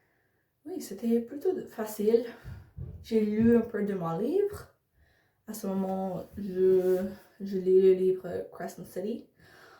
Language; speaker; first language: French; non-native, learner; English